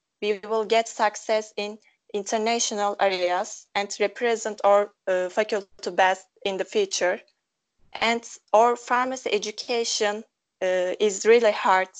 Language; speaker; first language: English; non-native, local second language; Turkish